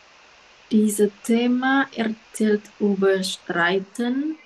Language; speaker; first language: German; non-native, learner; Indonesian